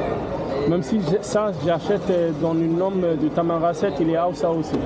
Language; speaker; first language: French; non-native, learner; English